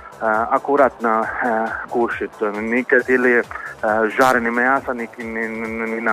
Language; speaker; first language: Russian; non-native, learner; Italian